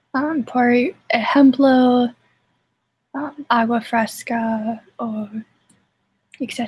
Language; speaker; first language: Spanish; non-native, learner; English